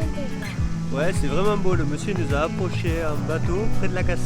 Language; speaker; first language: French; native; French